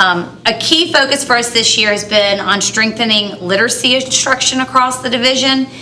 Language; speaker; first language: English; native; English